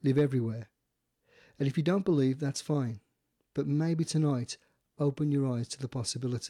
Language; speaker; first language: English; native; English